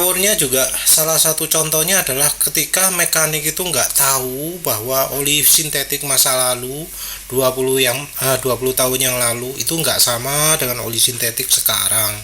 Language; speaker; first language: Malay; non-native, local second language; Javanese